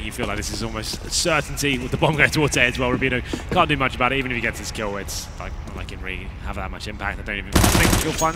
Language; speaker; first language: English; native; English